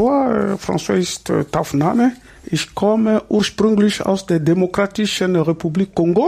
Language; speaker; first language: German; non-native, fluent; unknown